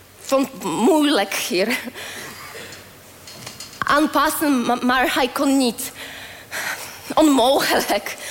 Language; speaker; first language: Dutch; non-native, learner; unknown